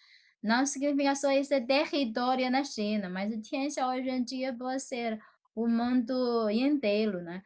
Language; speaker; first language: Portuguese; non-native, fluent; Chinese